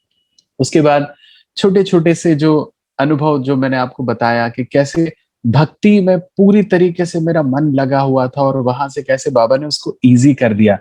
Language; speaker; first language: Hindi; native; Hindi